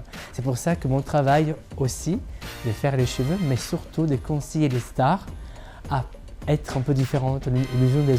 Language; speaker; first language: French; non-native, fluent; Italian